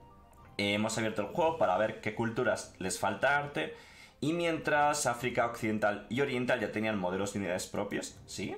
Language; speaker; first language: Spanish; native; Spanish